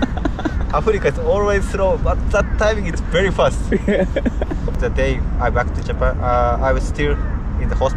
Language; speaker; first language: English; non-native, learner; Japanese